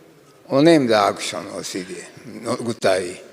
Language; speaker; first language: French; non-native, learner; Japanese